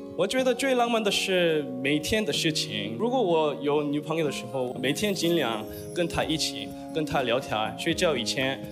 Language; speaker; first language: Chinese; non-native, learner; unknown